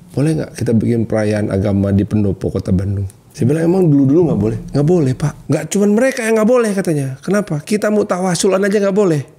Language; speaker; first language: Indonesian; native; Indonesian